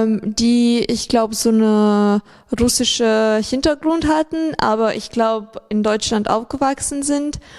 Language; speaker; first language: German; non-native, fluent; Ukrainian